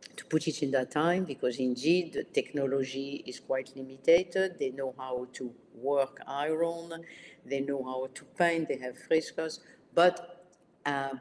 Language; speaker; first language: English; early bilingual, other home language; Arabic